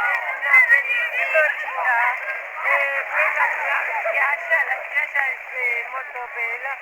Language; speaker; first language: Italian; early bilingual, heritage; Spanish